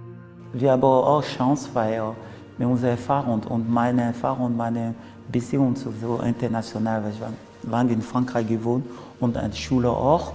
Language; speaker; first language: German; non-native, learner; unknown